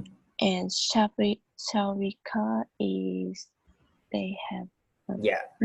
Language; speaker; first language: English; non-native, learner; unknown